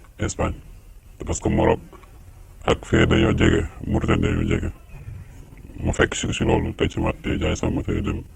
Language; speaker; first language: Wolof; native; Wolof